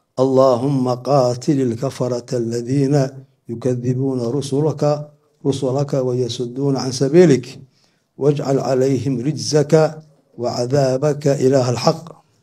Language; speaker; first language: Arabic; non-native, local second language; Somali